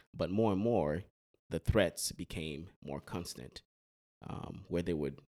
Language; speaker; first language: English; early bilingual, other home language; Haitian Creole